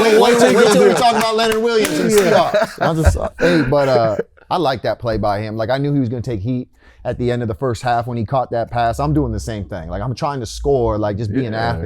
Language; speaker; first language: English; native; English